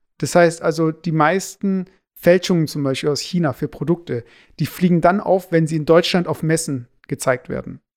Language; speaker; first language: German; native; German